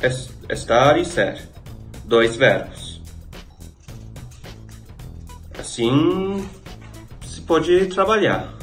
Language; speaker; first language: Portuguese; non-native, fluent; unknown